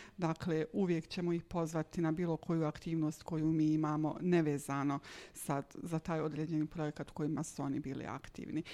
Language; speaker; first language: Croatian; native; Croatian